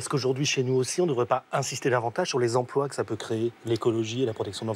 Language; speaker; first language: French; native; French